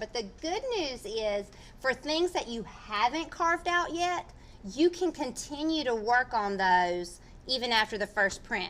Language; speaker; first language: English; native; English